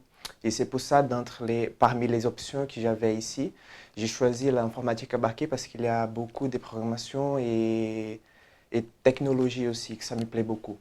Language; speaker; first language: French; non-native, fluent; Portuguese